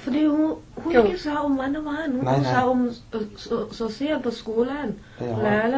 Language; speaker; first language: Norwegian; non-native, learner; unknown